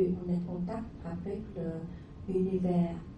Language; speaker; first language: French; non-native, learner; Vietnamese